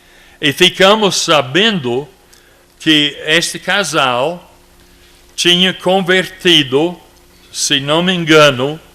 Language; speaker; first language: Portuguese; non-native, fluent; English